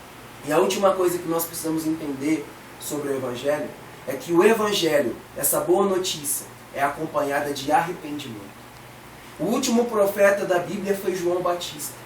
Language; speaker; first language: Portuguese; native; Portuguese